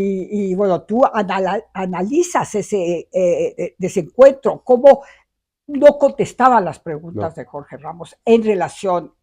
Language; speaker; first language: Spanish; native; Spanish